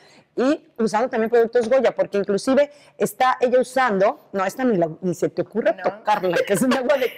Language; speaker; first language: Spanish; native; Spanish